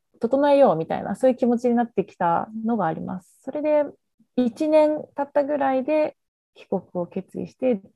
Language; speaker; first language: Japanese; native; Japanese